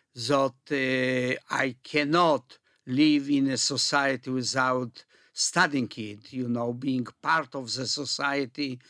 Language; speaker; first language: English; non-native, fluent; Polish